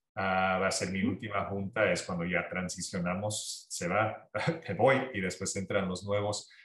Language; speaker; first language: Spanish; early bilingual, heritage; Spanish